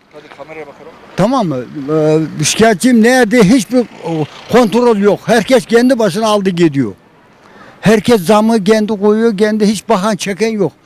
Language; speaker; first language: Turkish; native; Turkish